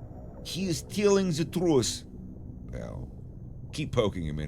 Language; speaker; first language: English; native; English